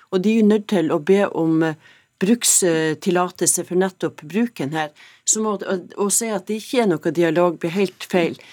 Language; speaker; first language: Norwegian; native; Norwegian